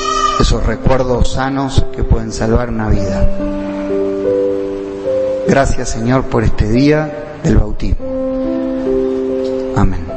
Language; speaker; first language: Spanish; native; Spanish